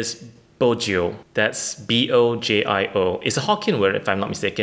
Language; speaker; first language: English; non-native, local second language; Chinese